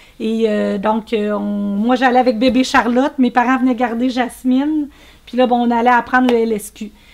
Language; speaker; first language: French; native; French